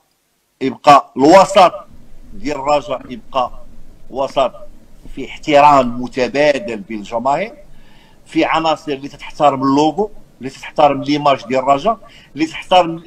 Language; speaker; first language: Arabic; native; Arabic